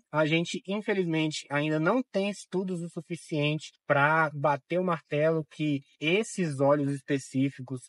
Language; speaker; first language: Portuguese; native; Portuguese